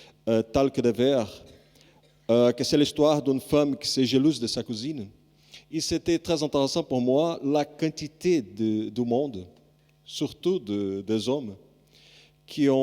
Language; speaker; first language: French; non-native, fluent; Portuguese